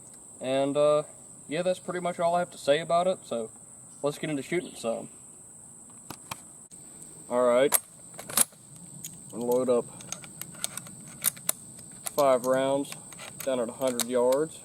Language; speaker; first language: English; native; English